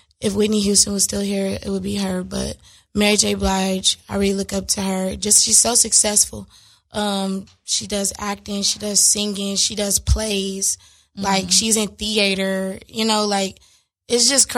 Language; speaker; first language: English; native; English